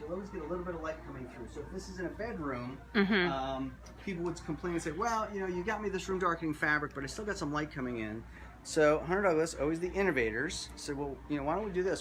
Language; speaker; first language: English; native; English